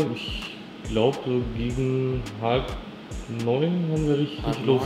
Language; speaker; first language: German; native; German